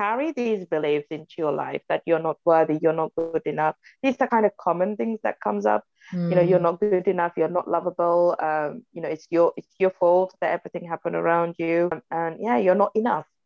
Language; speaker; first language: English; non-native, local second language; Sinhala